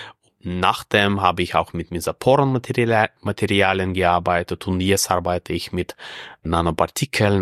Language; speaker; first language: German; non-native, fluent; Russian